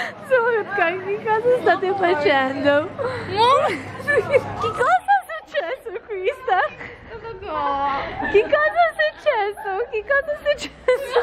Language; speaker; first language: Italian; non-native, learner; Filipino